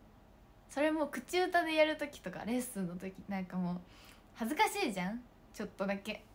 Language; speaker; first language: Japanese; native; Japanese